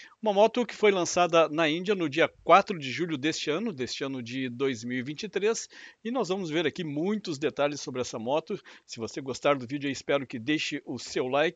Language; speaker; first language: Portuguese; native; Portuguese